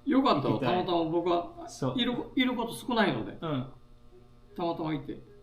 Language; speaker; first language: Japanese; native; Japanese